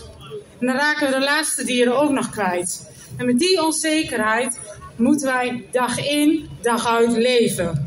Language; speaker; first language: Dutch; native; Dutch